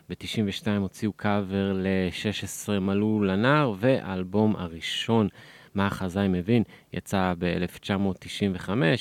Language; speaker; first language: Hebrew; native; Hebrew